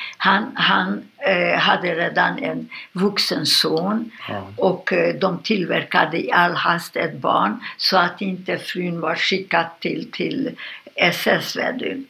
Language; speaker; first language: Swedish; non-native, fluent; Hungarian